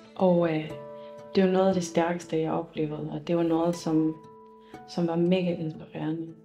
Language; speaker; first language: Danish; non-native, fluent; English